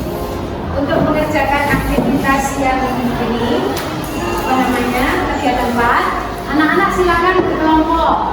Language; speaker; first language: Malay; non-native, local second language; Javanese